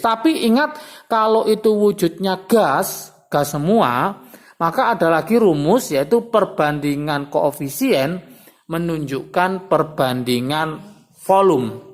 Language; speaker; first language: Indonesian; native; Indonesian